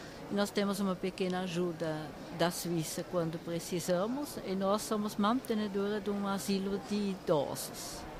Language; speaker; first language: Portuguese; non-native, fluent; German